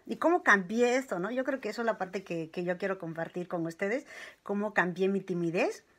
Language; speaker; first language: Spanish; non-native, local second language; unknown